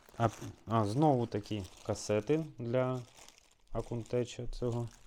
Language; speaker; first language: Ukrainian; non-native, local second language; Russian